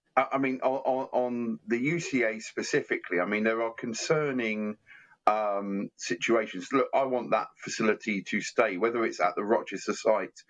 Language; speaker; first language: English; native; English